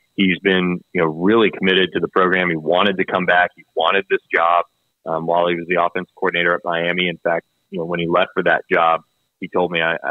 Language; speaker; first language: English; native; English